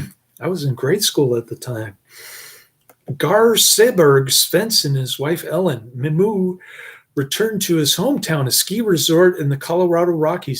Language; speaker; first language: English; native; English